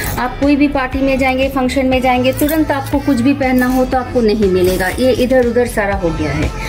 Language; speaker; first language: Hindi; non-native, local second language; Bangla